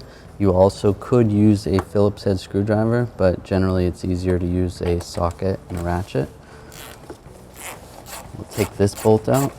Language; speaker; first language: English; native; English